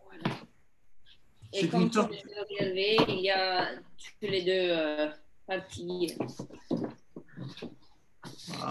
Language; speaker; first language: French; non-native, fluent; Italian